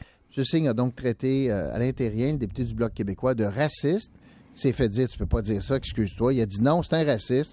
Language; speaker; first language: French; native; French